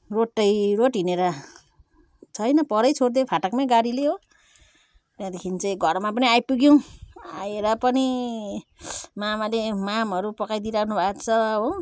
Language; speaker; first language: Nepali; native; Nepali